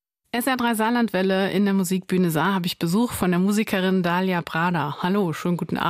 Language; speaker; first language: German; native; German